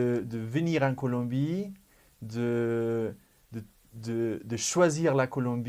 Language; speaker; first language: French; non-native, fluent; Spanish